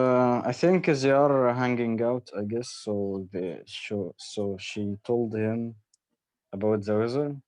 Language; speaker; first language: English; non-native, learner; Arabic